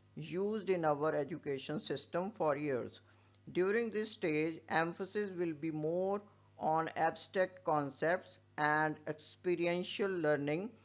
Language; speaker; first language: English; non-native, local second language; Punjabi